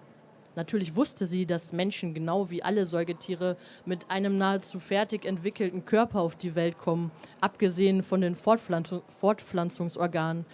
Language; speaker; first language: German; native; German